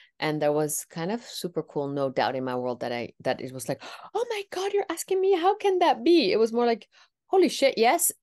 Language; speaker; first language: English; non-native, fluent; Tamil